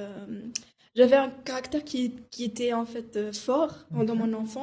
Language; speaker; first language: French; non-native, local second language; Arabic